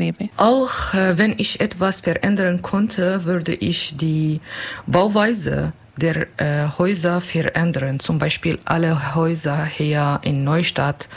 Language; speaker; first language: German; non-native, learner; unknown